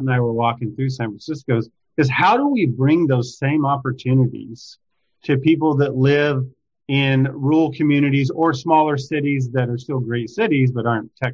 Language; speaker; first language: English; native; English